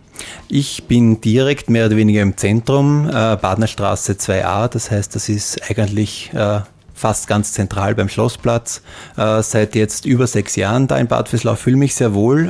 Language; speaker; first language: German; native; German